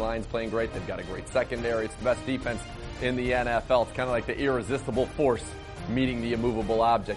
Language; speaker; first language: English; native; English